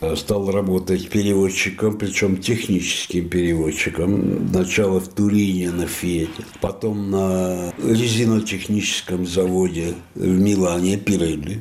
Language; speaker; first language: Russian; non-native, fluent; Italian